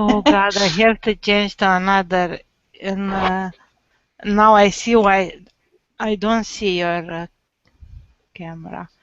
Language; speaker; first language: English; non-native, learner; Romanian